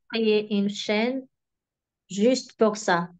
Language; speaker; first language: French; non-native, local second language; Arabic